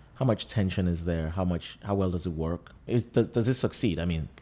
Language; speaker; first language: English; non-native, local second language; Yoruba